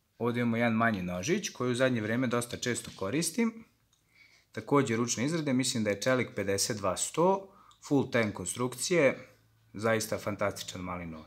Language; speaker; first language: Serbian; native; Serbian